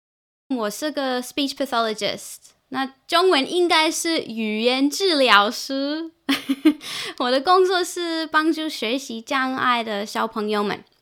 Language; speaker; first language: Chinese; non-native, fluent; English